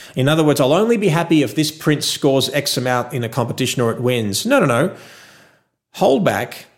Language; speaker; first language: English; native; English